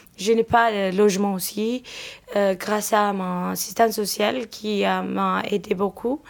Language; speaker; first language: French; non-native, learner; Amharic